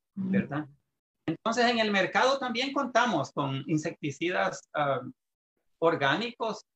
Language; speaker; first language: Spanish; native; Spanish